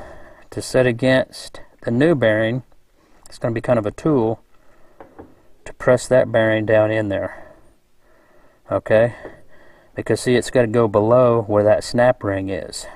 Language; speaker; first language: English; native; English